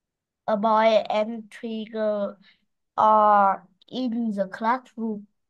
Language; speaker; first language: English; non-native, learner; Vietnamese